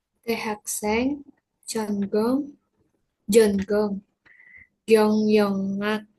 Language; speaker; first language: Korean; non-native, learner; Indonesian